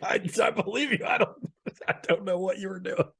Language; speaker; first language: English; native; English